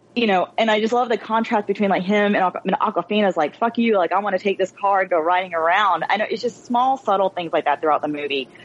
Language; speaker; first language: English; native; English